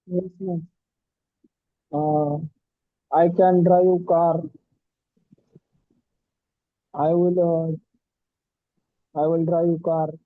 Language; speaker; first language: English; non-native, learner; Marathi